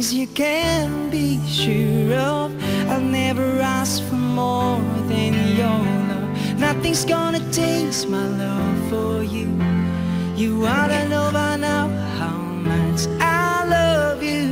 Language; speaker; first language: English; non-native, learner; Indonesian